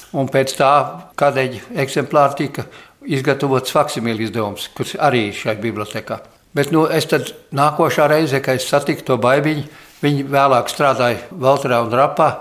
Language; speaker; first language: Latvian; early bilingual, heritage; Latvian